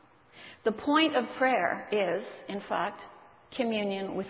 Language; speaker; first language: English; native; English